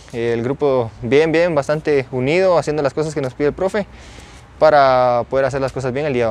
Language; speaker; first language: Spanish; native; Spanish